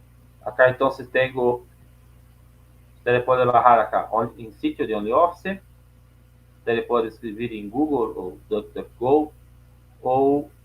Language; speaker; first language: Spanish; non-native, learner; Portuguese